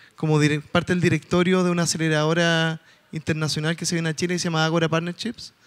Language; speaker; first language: Spanish; native; Spanish